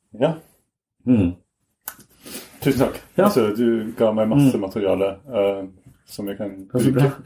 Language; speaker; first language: Norwegian; non-native, fluent; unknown